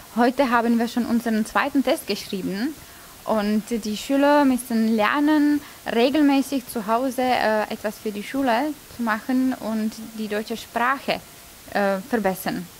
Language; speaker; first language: German; non-native, fluent; Czech